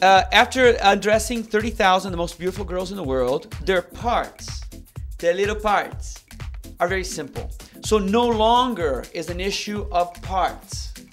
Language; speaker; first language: English; early bilingual, other home language; Portuguese